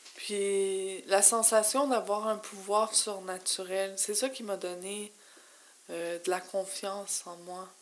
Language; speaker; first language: French; native; French